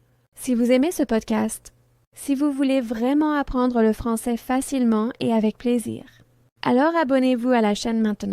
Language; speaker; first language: French; non-native, fluent; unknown